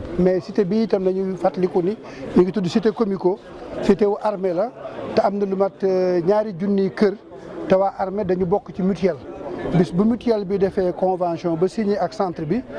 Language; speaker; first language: Wolof; native; Wolof